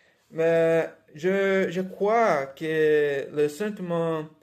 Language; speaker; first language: French; non-native, learner; Portuguese